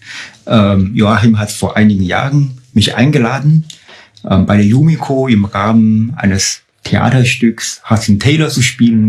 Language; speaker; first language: German; non-native, fluent; Chinese